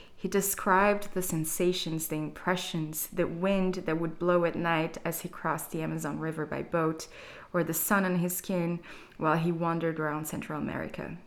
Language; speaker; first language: English; non-native, fluent; Portuguese